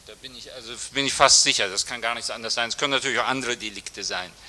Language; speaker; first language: German; native; German